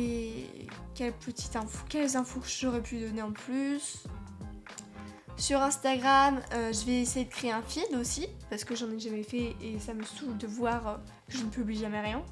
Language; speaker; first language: French; native; French